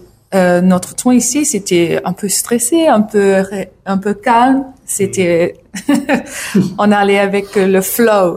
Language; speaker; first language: French; non-native, learner; English